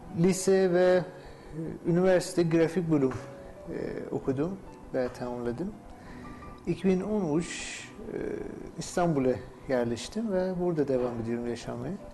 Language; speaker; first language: Turkish; non-native, fluent; Persian